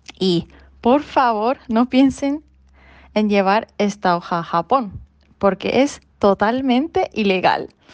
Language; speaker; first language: Spanish; non-native, fluent; Japanese